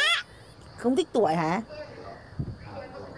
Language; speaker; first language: Vietnamese; non-native, learner; Indonesian